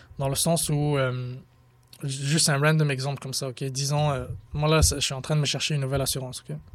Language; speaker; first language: French; early bilingual, other home language; Arabic